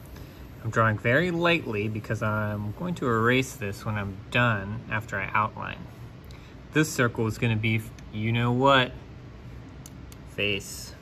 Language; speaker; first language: English; native; English